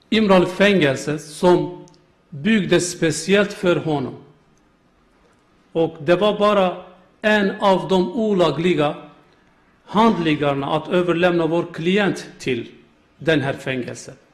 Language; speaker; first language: Swedish; non-native, learner; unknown